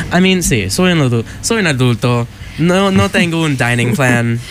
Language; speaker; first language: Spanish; non-native, learner; English